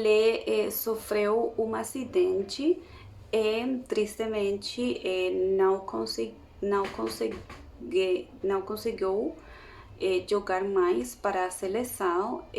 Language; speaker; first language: Portuguese; non-native, learner; Spanish